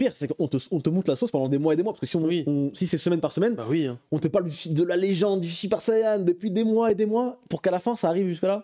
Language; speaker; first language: French; native; French